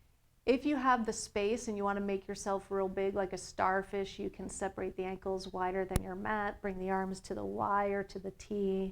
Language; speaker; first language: English; native; English